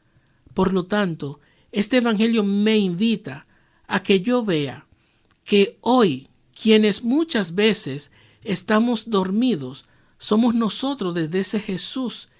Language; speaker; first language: Spanish; native; Spanish